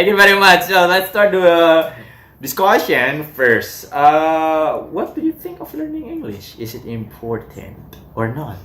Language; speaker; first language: English; non-native, fluent; Indonesian